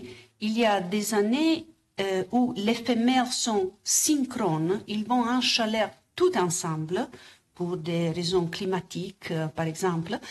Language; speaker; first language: French; non-native, fluent; Italian